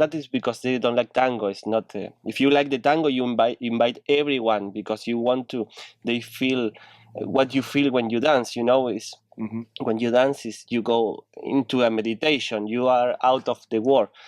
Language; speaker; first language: English; non-native, learner; Spanish